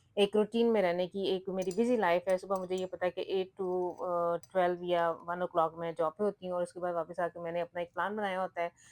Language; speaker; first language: Urdu; non-native, local second language; Punjabi